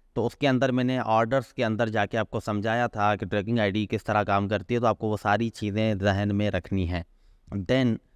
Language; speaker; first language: Urdu; non-native, local second language; Sindhi